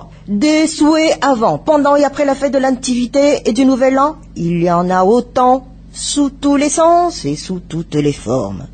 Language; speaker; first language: French; non-native, local second language; Malagasy